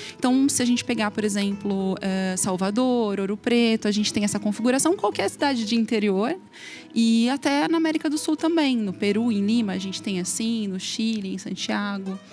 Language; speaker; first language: Portuguese; native; Portuguese